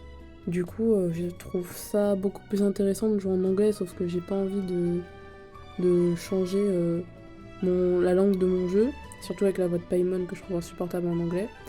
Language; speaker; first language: French; native; French